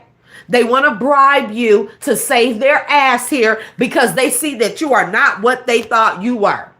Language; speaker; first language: English; native; English